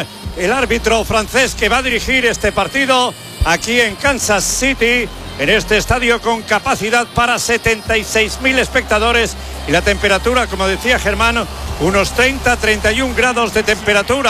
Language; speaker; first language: Spanish; native; Spanish